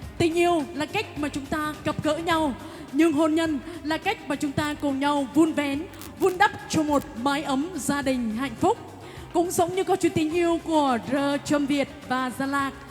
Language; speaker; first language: Vietnamese; non-native, local second language; Jarai